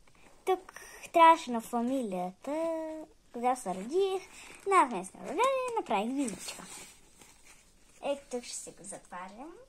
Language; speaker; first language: Bulgarian; early bilingual, heritage; Bulgarian